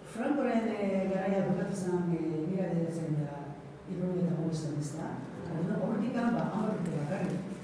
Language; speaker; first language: Basque; non-native, fluent; Japanese